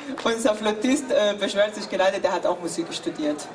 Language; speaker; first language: German; non-native, fluent; Spanish